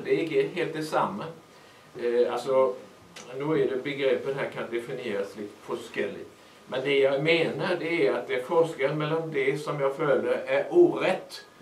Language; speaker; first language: Swedish; native; Swedish